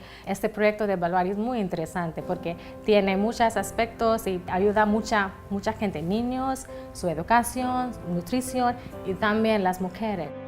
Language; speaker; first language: Spanish; non-native, fluent; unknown